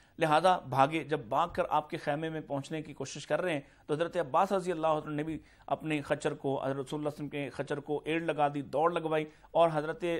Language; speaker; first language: Urdu; native; Urdu